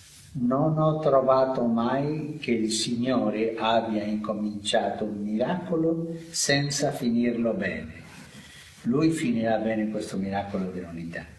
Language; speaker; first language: Italian; non-native, fluent; Spanish